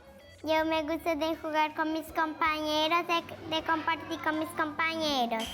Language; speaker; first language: Spanish; early bilingual, other home language; Japanese